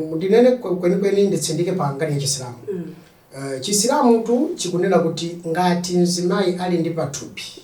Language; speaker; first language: Nyanja; non-native, local second language; Tumbuka